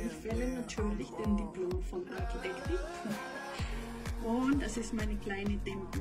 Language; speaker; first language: German; non-native, learner; Spanish